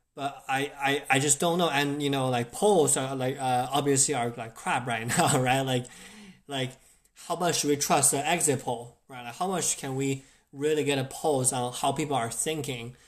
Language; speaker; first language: English; non-native, fluent; Chinese